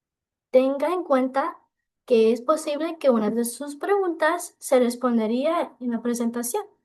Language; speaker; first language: Spanish; non-native, local second language; English